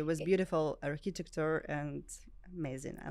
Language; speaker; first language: English; non-native, learner; Ukrainian